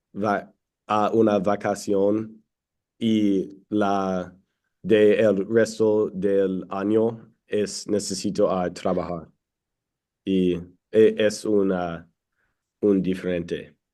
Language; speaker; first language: Spanish; non-native, learner; English